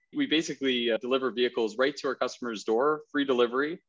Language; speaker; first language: English; native; English